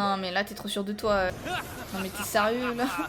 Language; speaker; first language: French; native; French